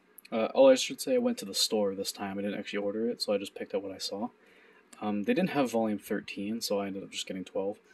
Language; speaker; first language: English; native; English